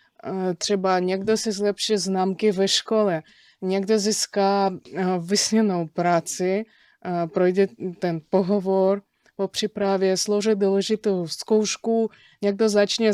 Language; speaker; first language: Czech; non-native, fluent; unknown